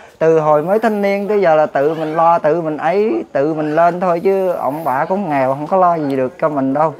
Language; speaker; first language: Vietnamese; non-native, local second language; Khmer